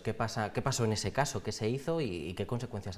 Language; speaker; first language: Spanish; native; Spanish